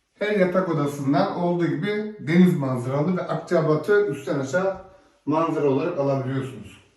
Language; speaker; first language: Turkish; native; Turkish